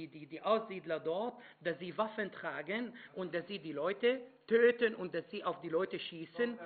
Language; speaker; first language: German; non-native, fluent; Arabic